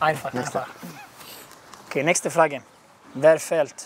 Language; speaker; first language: German; non-native, learner; Swedish